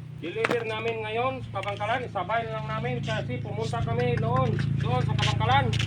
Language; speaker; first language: Filipino; non-native, local second language; Hiligaynon